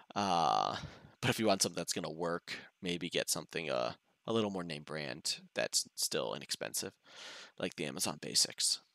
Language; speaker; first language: English; native; English